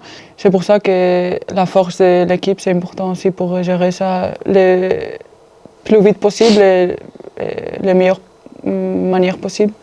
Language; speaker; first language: French; non-native, fluent; Spanish